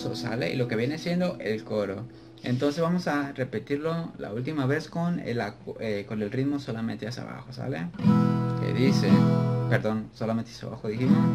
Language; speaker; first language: Spanish; native; Spanish